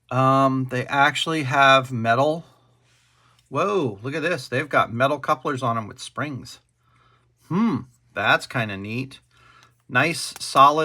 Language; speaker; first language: English; native; English